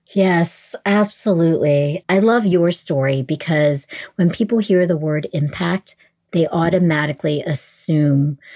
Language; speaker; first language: English; early bilingual, other home language; Vietnamese